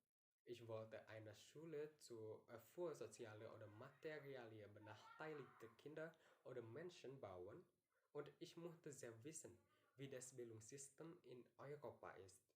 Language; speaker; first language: German; non-native, learner; Indonesian